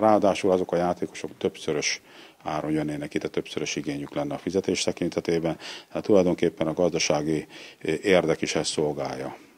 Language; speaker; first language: Hungarian; native; Hungarian